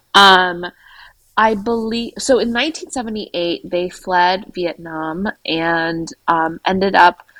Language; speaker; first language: English; native; English